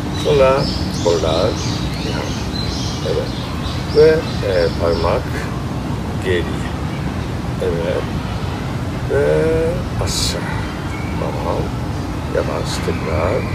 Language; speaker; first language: Turkish; non-native, learner; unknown